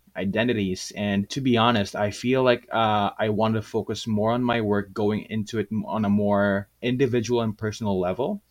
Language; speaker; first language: English; non-native, local second language; Filipino